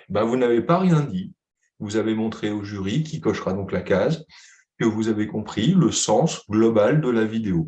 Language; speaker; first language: French; native; French